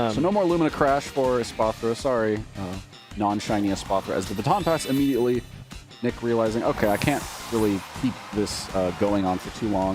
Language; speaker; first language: English; native; English